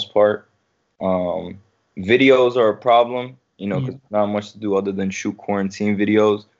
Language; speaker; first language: English; native; English